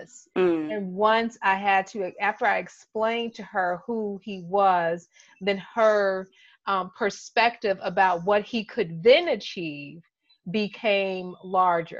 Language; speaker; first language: English; native; English